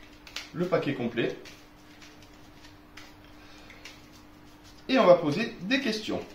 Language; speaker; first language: French; native; French